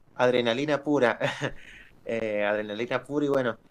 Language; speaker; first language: Spanish; native; Spanish